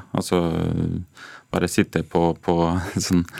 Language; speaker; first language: Norwegian; non-native, fluent; Ukrainian